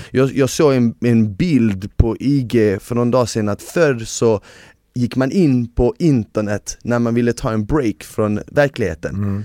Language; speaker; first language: Swedish; early bilingual, other home language; Bosnian